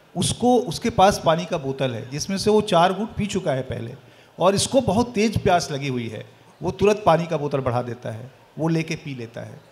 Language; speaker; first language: Hindi; native; Hindi